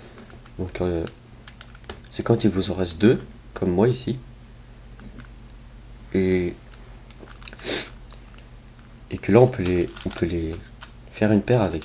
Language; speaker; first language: French; native; French